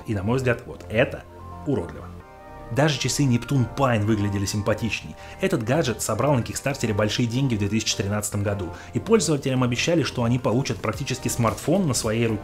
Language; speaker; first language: Russian; native; Russian